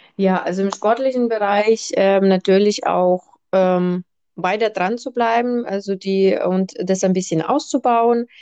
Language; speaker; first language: German; early bilingual, other home language; Russian